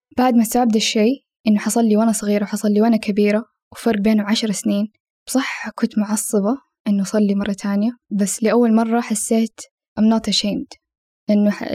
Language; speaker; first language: Arabic; native; Arabic